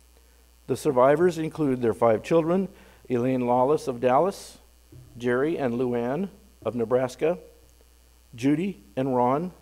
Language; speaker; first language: English; native; English